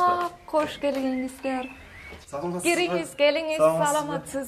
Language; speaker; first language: Kyrgyz; non-native, fluent; German